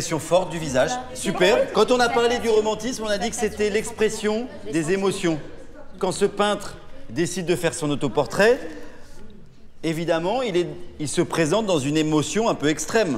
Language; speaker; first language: French; native; French